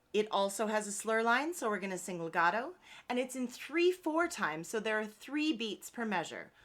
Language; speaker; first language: English; native; English